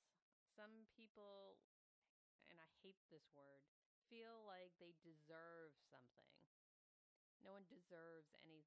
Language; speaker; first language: English; native; English